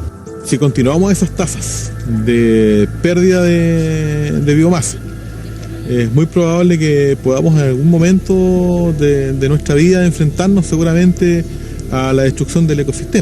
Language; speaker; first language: Spanish; native; Spanish